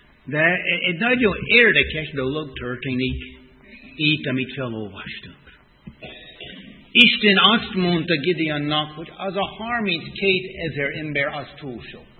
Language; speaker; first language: Hungarian; non-native, fluent; English